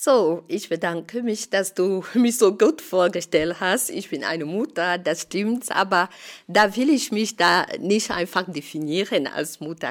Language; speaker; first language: German; non-native, fluent; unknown